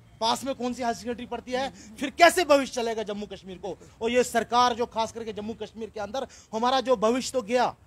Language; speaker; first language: Hindi; non-native, local second language; Kashmiri